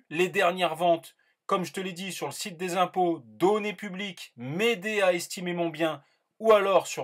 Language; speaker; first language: French; native; French